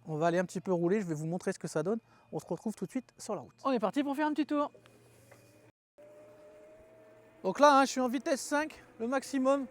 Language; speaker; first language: French; native; French